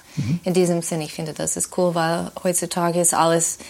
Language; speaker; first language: German; non-native, fluent; English